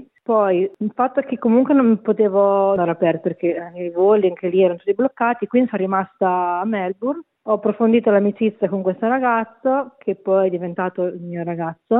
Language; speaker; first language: Italian; native; Italian